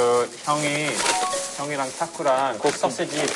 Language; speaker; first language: Korean; non-native, fluent; English